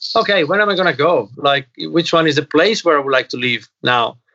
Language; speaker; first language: English; non-native, fluent; Italian